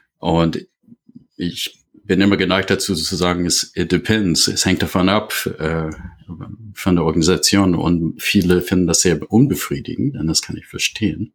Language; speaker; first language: German; non-native, fluent; English